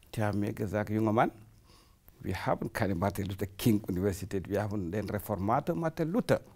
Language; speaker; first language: German; non-native, fluent; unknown